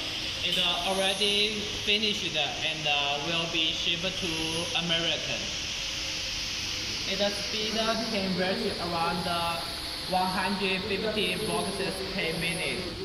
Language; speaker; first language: English; non-native, learner; Chinese